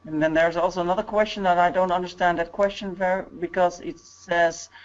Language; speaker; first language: English; non-native, fluent; Dutch